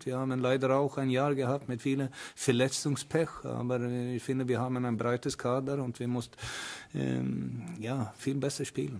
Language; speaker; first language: German; non-native, fluent; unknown